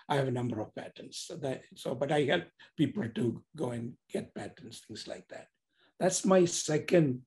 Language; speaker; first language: English; non-native, local second language; Tamil